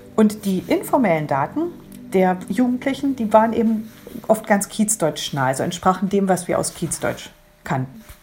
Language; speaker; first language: German; native; German